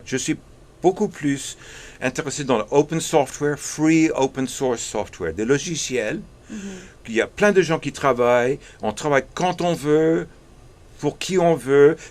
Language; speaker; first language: French; early bilingual, heritage; English